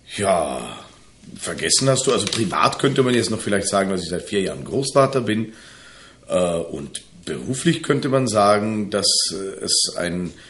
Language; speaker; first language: German; native; German